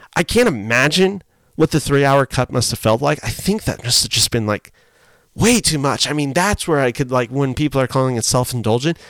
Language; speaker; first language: English; early bilingual, other home language; Spanish